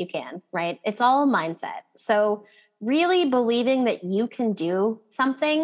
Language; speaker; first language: English; native; English